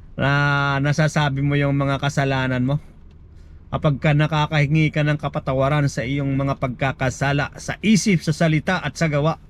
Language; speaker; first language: Filipino; non-native, local second language; Waray